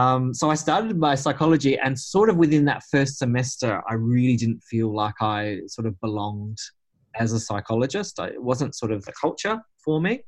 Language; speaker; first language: English; native; English